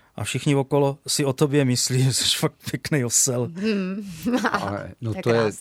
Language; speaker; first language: Czech; native; Czech